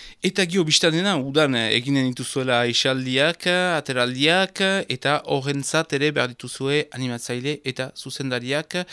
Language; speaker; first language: Basque; native; Basque